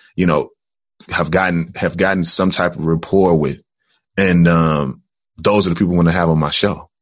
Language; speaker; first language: English; native; English